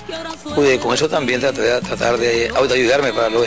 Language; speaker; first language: Spanish; native; Spanish